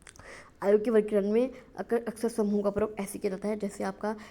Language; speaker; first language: Hindi; native; Hindi